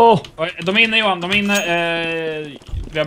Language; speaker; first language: Swedish; native; Swedish